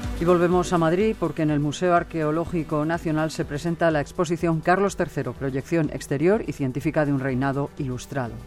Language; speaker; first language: Spanish; native; Spanish